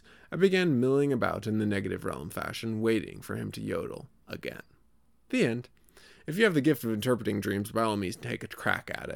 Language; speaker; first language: English; native; English